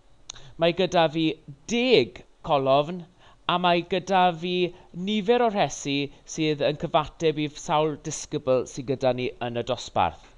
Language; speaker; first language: Welsh; non-native, local second language; English